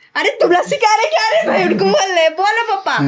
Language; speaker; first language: Hindi; native; Hindi